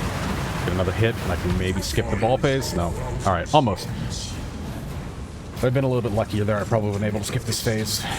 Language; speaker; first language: English; native; English